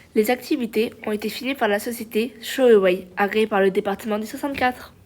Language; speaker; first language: French; native; French